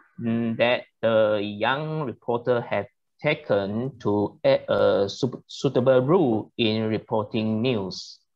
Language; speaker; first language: English; non-native, learner; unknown